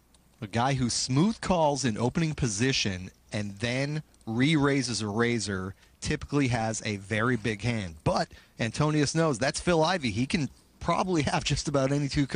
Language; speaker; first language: English; native; English